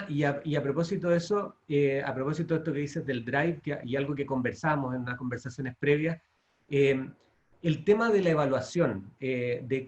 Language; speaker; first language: Spanish; native; Spanish